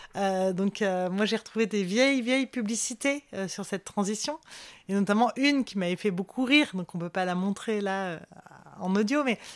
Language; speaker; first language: French; native; French